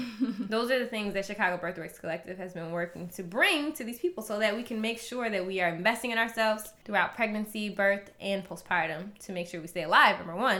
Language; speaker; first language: English; native; English